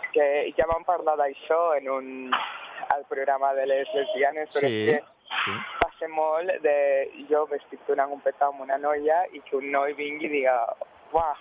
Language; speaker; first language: Catalan; non-native, local second language; Spanish